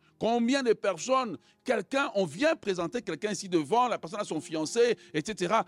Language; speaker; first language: French; non-native, local second language; Lingala